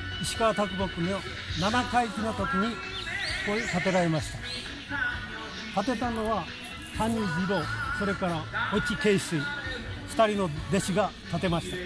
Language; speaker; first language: Japanese; native; Japanese